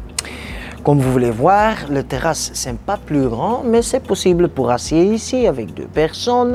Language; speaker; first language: French; non-native, learner; Spanish